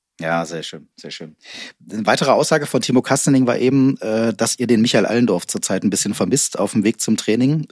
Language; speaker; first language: German; native; German